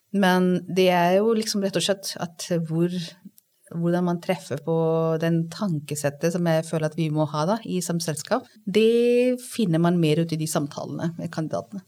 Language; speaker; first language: Norwegian; non-native, fluent; Hindi